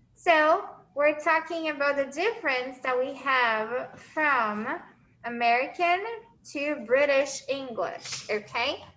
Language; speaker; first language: English; non-native, fluent; Portuguese